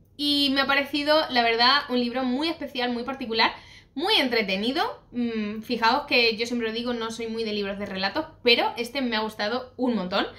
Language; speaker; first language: Spanish; native; Spanish